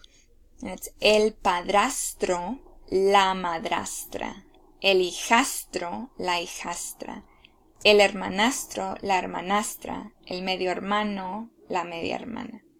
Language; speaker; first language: Spanish; early bilingual, heritage; Spanish